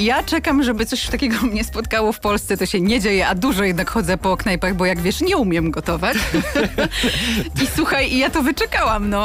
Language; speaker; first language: Polish; native; Polish